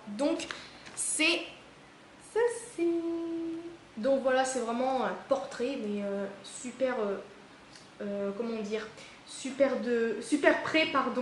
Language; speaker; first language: French; native; French